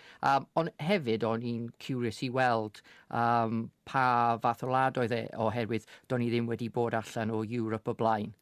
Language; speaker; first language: Welsh; non-native, fluent; English